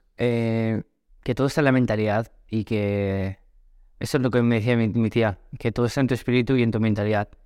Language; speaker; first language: Spanish; early bilingual, other home language; Portuguese